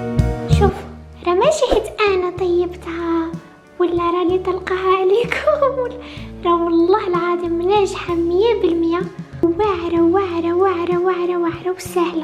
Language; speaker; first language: Arabic; native; Arabic